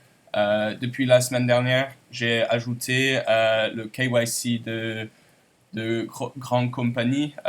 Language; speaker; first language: French; non-native, learner; English